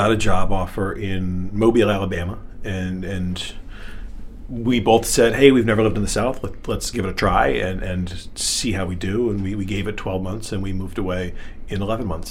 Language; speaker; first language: English; native; English